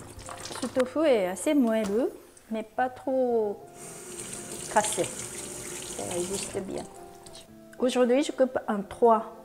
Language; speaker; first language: French; non-native, fluent; Japanese